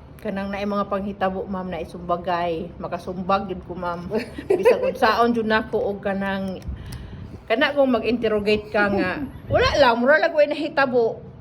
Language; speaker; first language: Cebuano; non-native, local second language; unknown